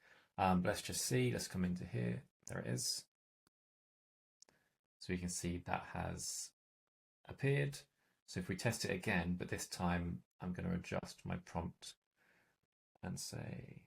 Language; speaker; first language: English; native; English